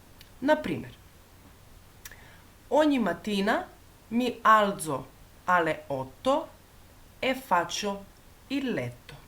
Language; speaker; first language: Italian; non-native, fluent; Macedonian